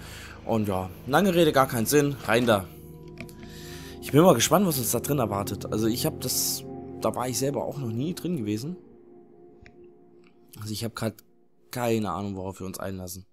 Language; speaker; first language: German; native; German